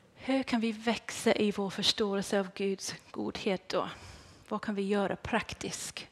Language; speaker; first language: Swedish; non-native, fluent; English